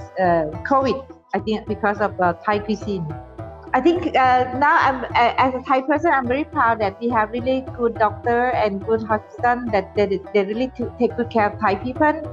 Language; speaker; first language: English; non-native, fluent; Thai